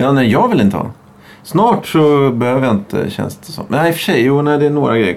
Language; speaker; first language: Swedish; native; Swedish